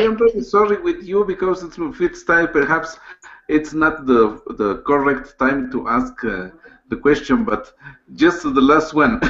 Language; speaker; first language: English; non-native, learner; Spanish